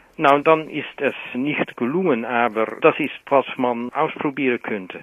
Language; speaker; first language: German; non-native, learner; Dutch